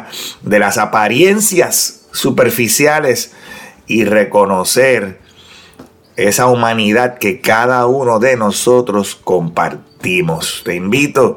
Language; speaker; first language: Spanish; native; Spanish